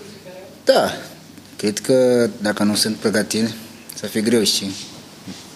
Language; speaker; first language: Romanian; non-native, learner; Portuguese